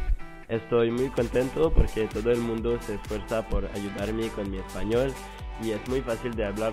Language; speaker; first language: Spanish; non-native, fluent; French